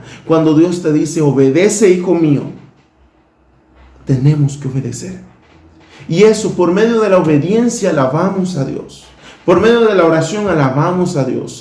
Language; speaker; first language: Spanish; native; Spanish